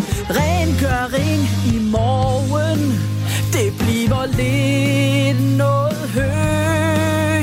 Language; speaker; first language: Danish; native; Danish